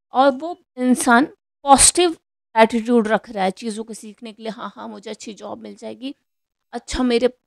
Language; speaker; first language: Hindi; native; Hindi